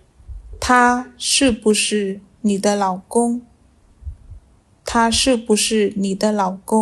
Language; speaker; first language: Chinese; non-native, fluent; Khmer